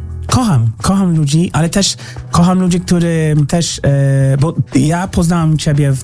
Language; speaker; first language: Polish; non-native, learner; English